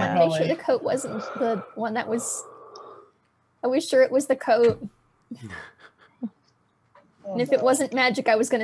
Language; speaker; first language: English; native; English